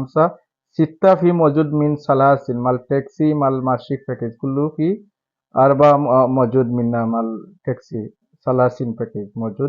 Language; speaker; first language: Arabic; non-native, learner; Bangla